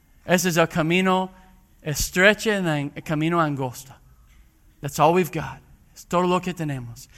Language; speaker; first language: Spanish; non-native, fluent; English